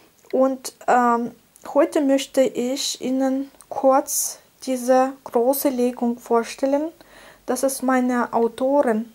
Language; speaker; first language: German; non-native, fluent; Russian